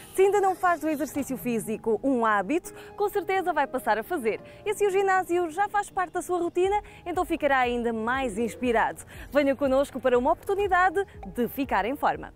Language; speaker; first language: Portuguese; native; Portuguese